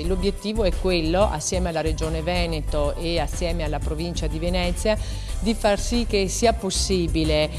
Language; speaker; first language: Italian; native; Italian